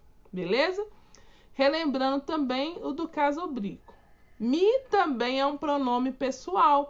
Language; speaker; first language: Portuguese; native; Portuguese